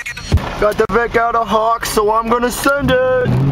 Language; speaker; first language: English; native; English